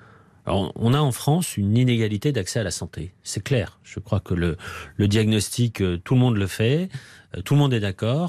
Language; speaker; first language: French; native; French